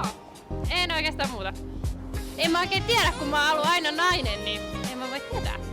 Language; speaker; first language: Finnish; native; Finnish